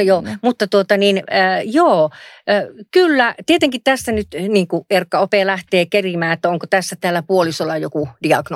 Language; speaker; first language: Finnish; native; Finnish